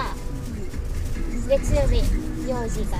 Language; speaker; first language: Japanese; non-native, learner; Vietnamese